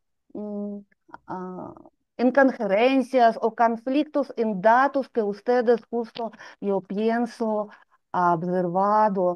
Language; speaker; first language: Spanish; non-native, fluent; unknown